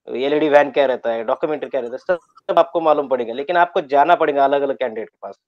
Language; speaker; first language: Hindi; native; Hindi